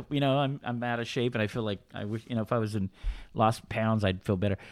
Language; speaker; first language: English; native; English